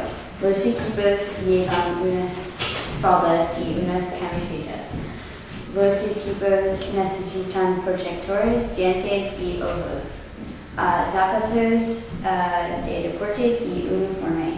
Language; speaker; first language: Spanish; non-native, learner; English